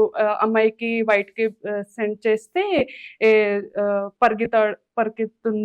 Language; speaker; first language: Telugu; non-native, learner; Hindi